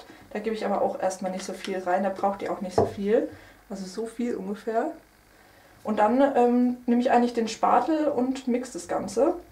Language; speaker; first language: German; native; German